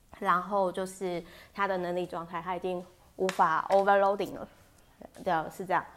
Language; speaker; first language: Chinese; native; Chinese